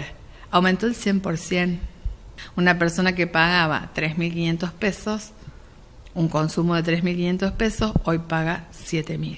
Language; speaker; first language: Spanish; native; Spanish